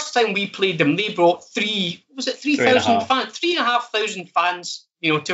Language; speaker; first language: English; native; English